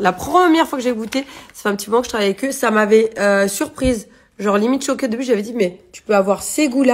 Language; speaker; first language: French; native; French